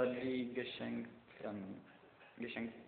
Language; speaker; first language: German; non-native, learner; Czech